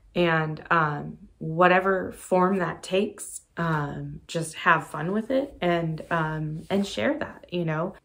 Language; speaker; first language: English; native; English